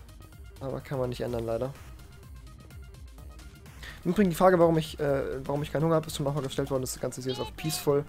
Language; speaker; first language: German; native; German